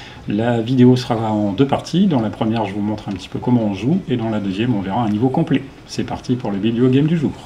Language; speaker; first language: French; native; French